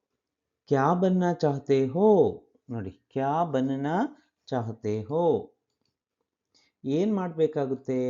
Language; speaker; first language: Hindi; non-native, local second language; Kannada